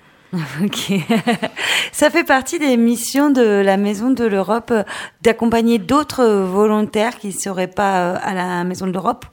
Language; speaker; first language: French; native; French